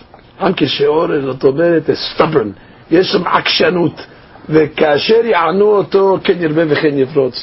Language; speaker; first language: Hebrew; non-native, fluent; English